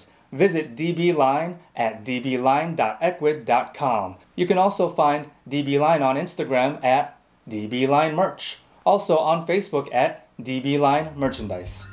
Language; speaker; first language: English; native; English